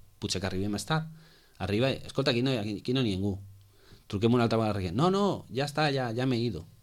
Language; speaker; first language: Catalan; non-native, local second language; Spanish